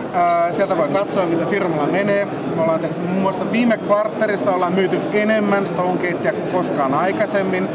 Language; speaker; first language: Finnish; native; Finnish